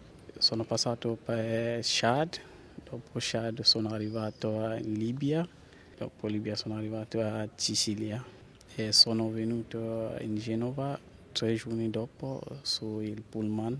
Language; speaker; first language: Italian; non-native, learner; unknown